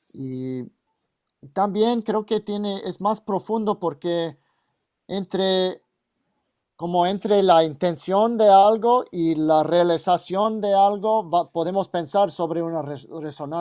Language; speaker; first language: Spanish; non-native, fluent; English